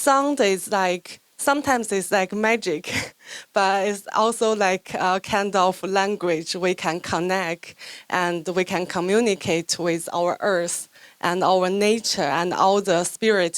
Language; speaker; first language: English; non-native, fluent; Chinese